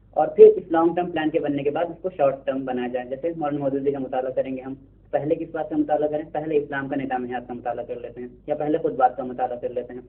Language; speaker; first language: Urdu; native; Urdu